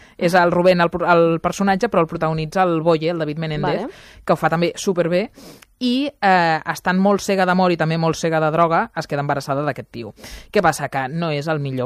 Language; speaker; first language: Catalan; native; Catalan